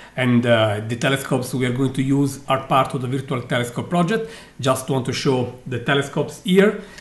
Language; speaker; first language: English; non-native, fluent; Italian